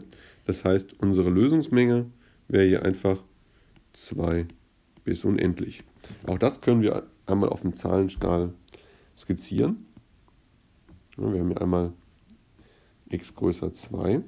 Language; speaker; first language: German; native; German